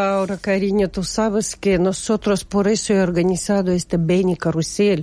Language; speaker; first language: Spanish; non-native, fluent; Russian